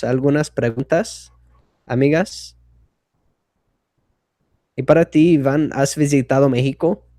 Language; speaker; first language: Spanish; non-native, fluent; English